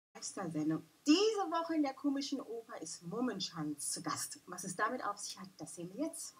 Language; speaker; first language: German; native; German